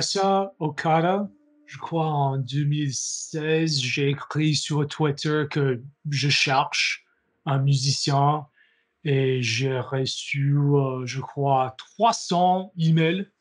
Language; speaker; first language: French; non-native, learner; English